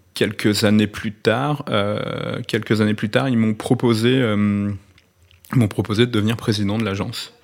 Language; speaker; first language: French; native; French